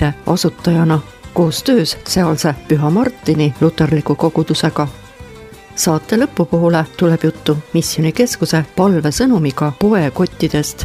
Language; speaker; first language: Estonian; native; Estonian